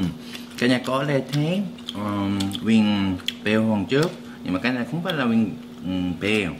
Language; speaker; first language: Vietnamese; non-native, learner; Korean